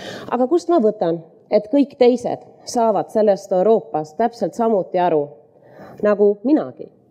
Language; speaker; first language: Estonian; early bilingual, heritage; Estonian